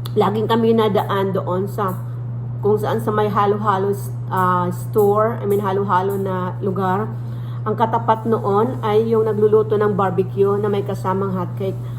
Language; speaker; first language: Filipino; non-native, local second language; Waray